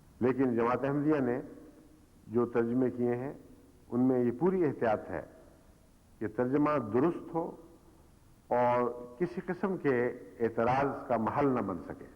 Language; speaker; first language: Urdu; native; Urdu